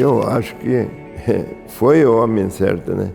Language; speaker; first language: Portuguese; early bilingual, other home language; Japanese